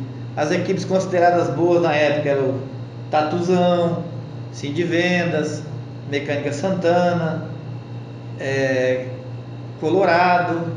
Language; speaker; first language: Portuguese; native; Portuguese